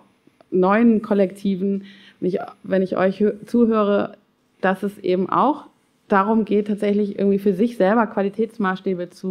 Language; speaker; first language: German; native; German